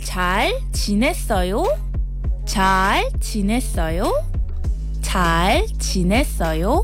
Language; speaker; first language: Korean; non-native, learner; Malay